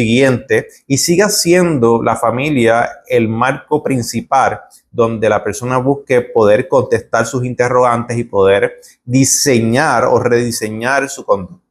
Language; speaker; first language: Spanish; native; Spanish